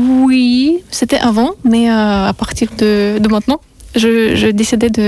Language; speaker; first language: French; non-native, learner; Russian